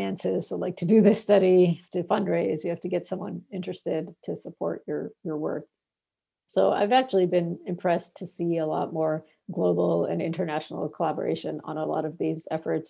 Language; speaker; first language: English; non-native, local second language; Bangla